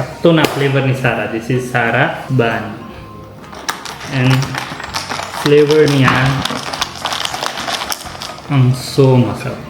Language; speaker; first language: Filipino; non-native, learner; Punjabi